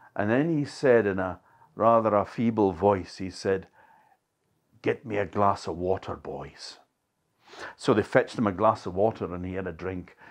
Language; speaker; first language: English; native; English